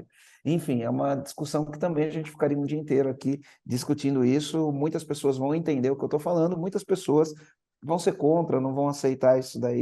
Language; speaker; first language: Portuguese; native; Portuguese